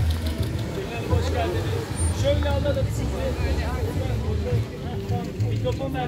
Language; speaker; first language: Turkish; native; Turkish